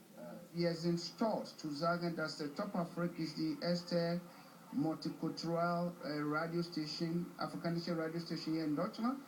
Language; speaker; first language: German; non-native, fluent; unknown